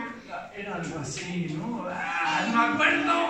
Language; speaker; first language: Spanish; native; Spanish